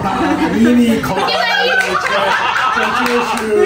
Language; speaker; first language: Chinese; non-native, learner; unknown